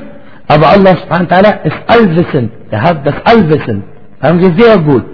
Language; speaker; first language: German; non-native, fluent; Arabic